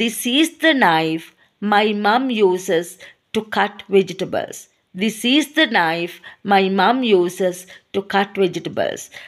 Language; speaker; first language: English; non-native, local second language; Sinhala